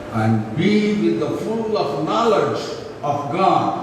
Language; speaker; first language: English; non-native, local second language; Telugu